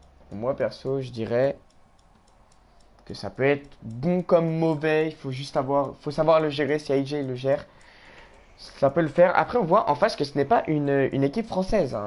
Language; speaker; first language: French; native; French